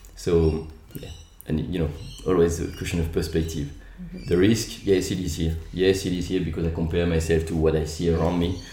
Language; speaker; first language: English; non-native, fluent; French